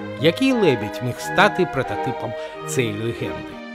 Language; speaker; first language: Ukrainian; non-native, local second language; Russian